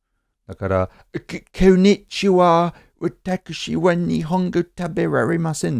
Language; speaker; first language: Japanese; non-native, fluent; English